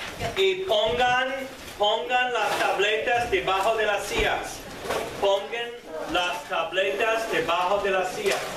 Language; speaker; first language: Spanish; non-native, fluent; English